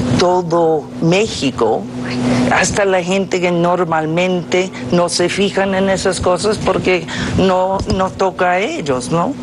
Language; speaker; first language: Spanish; non-native, fluent; English